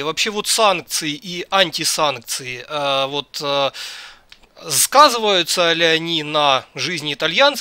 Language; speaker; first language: Russian; native; Russian